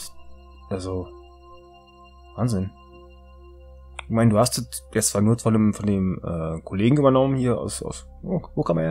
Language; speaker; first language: German; native; German